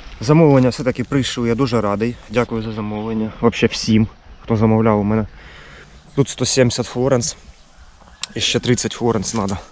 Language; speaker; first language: Ukrainian; native; Ukrainian